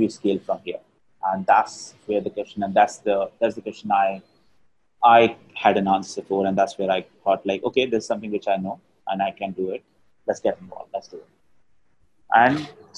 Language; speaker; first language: English; non-native, local second language; Hindi